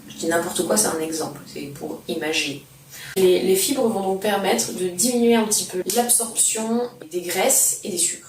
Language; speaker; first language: French; native; French